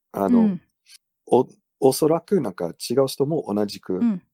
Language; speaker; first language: Japanese; non-native, fluent; English